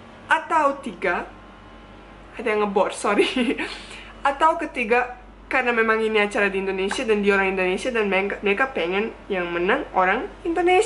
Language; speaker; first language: Indonesian; non-native, fluent; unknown